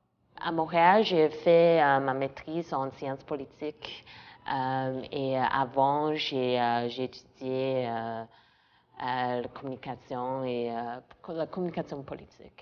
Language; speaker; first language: French; non-native, fluent; Chinese